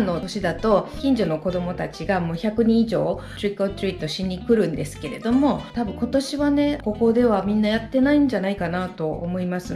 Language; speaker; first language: Japanese; native; Japanese